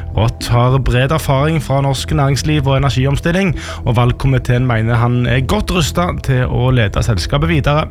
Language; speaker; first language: Norwegian; native; Norwegian